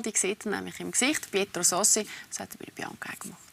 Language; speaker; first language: German; native; German